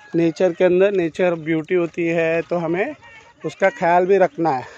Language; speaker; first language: Hindi; non-native, local second language; Marathi